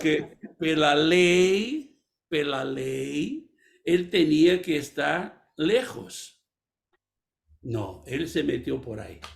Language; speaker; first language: Spanish; non-native, fluent; Portuguese